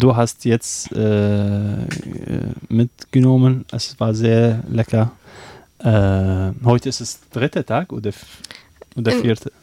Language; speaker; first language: German; non-native, learner; Arabic